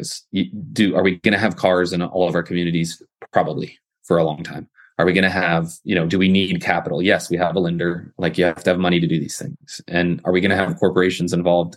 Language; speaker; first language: English; native; English